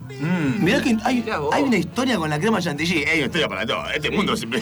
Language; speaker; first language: Spanish; native; Spanish